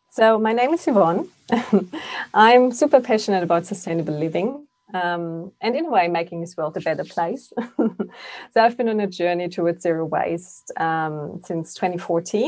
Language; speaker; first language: English; non-native, fluent; German